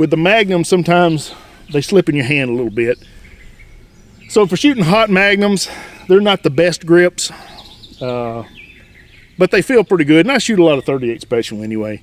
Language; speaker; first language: English; native; English